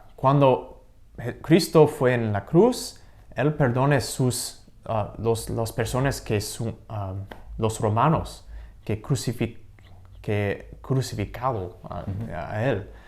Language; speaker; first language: Spanish; non-native, learner; English